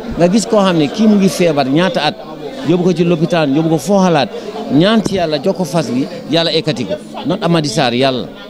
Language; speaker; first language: Wolof; non-native, local second language; Fula